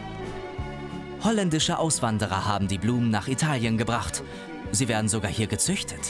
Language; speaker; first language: German; native; German